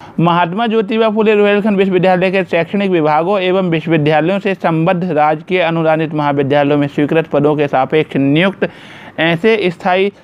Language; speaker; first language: Hindi; native; Hindi